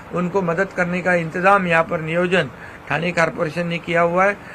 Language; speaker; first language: Hindi; non-native, local second language; Marathi